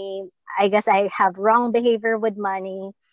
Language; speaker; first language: English; non-native, local second language; Filipino